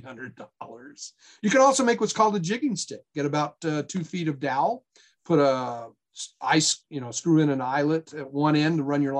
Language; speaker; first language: English; native; English